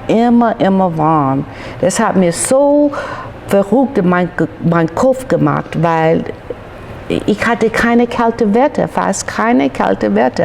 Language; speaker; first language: German; non-native, learner; English